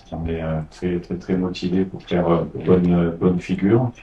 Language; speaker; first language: French; non-native, fluent; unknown